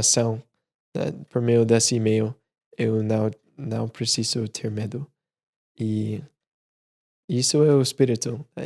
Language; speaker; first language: Portuguese; non-native, fluent; English